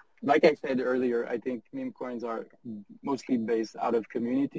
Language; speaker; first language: English; non-native, fluent; French